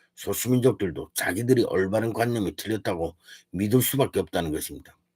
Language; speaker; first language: Korean; early bilingual, heritage; Korean